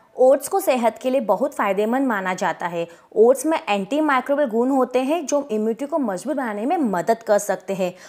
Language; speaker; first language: Hindi; native; Hindi